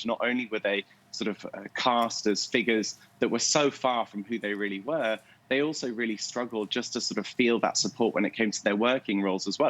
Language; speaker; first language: English; native; English